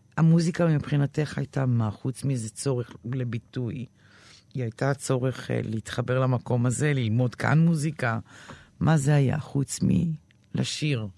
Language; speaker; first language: Hebrew; native; Hebrew